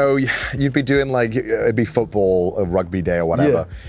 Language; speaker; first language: English; native; English